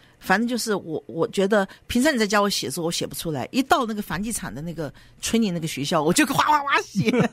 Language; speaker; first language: Chinese; native; Chinese